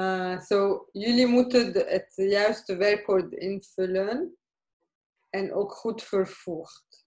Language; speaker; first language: Dutch; non-native, fluent; Arabic